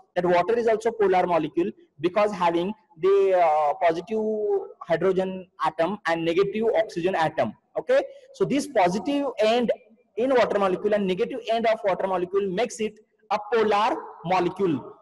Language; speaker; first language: English; non-native, local second language; Marathi